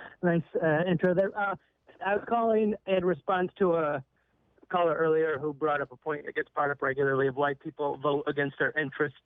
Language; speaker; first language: English; native; English